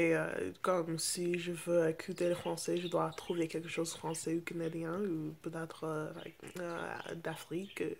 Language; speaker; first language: French; non-native, fluent; English